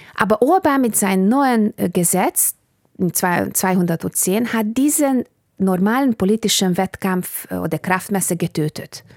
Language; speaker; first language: German; non-native, fluent; Bulgarian